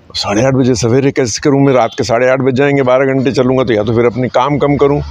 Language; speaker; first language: Hindi; native; Hindi